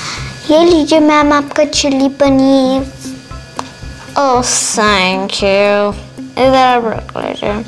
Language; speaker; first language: Hindi; native; Hindi